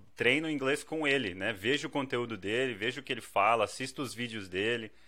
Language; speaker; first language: Portuguese; native; Portuguese